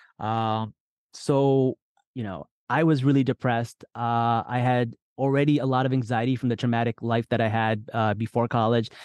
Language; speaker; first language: English; early bilingual, other home language; Urdu